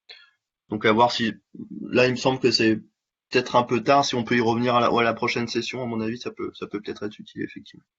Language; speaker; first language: French; native; French